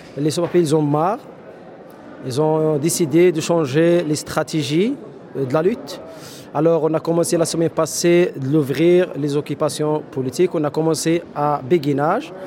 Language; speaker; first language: French; non-native, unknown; Arabic